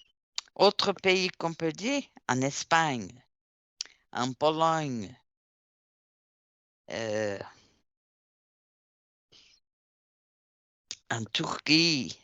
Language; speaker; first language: French; non-native, fluent; Portuguese